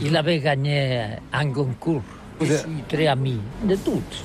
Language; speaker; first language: French; non-native, learner; Catalan